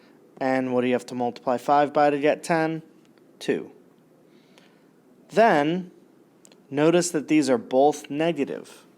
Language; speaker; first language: English; native; English